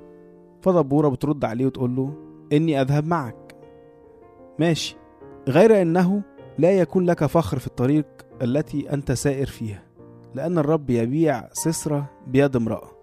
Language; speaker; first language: Arabic; native; Arabic